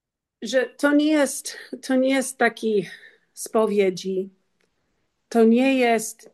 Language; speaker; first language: Polish; non-native, learner; English